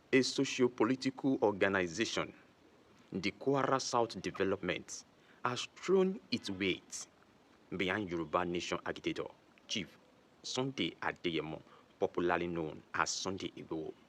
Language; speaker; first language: English; non-native, local second language; Yoruba